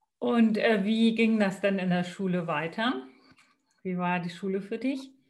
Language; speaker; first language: German; native; German